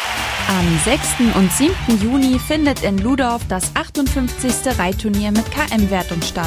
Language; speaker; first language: German; native; German